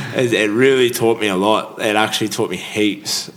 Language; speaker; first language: English; native; English